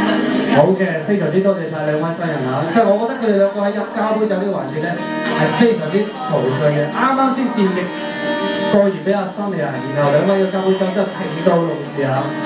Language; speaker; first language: Cantonese; native; Cantonese